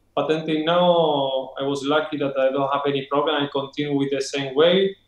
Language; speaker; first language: English; non-native, learner; Spanish